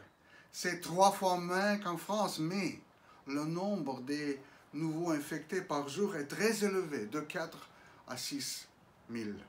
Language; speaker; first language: French; non-native, fluent; Russian